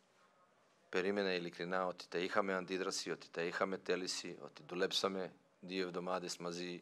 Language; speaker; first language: Greek; non-native, fluent; Serbian